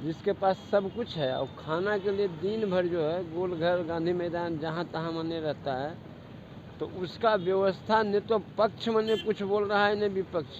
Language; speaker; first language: Hindi; non-native, local second language; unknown